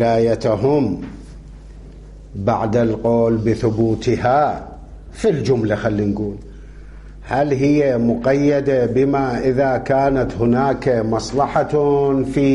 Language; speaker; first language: Arabic; native; Arabic